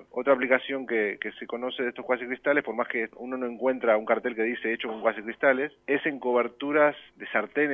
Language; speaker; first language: Spanish; native; Spanish